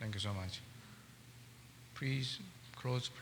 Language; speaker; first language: English; non-native, learner; Korean